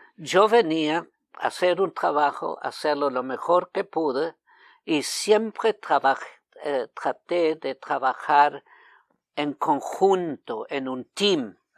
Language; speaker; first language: Spanish; non-native, fluent; German